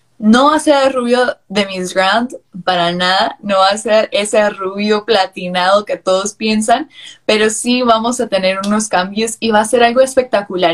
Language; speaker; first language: Spanish; early bilingual, heritage; Spanish